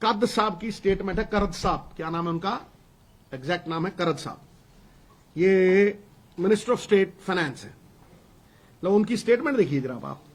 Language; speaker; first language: Hindi; non-native, local second language; Punjabi